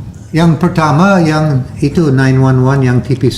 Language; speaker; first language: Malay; non-native, fluent; English